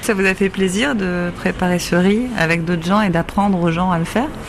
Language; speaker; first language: French; native; French